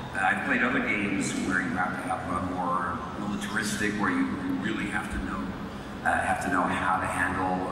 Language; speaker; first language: English; native; English